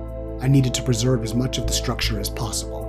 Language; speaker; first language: English; native; English